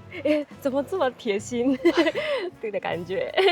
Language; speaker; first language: Chinese; non-native, fluent; Japanese